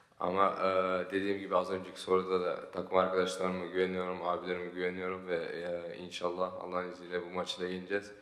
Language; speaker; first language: Turkish; early bilingual, heritage; Turkish